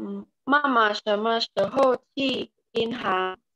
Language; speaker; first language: Chinese; non-native, learner; Indonesian